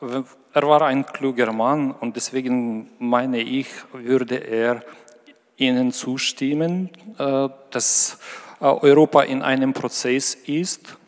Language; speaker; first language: German; non-native, fluent; Ukrainian